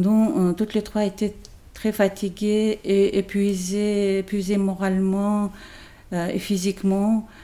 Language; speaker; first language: French; non-native, learner; Chechen